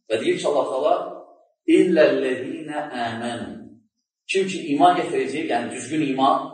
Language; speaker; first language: Turkish; non-native, learner; Azerbaijani